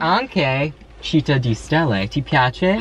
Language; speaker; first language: Italian; non-native, learner; English